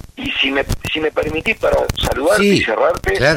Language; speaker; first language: Spanish; native; Spanish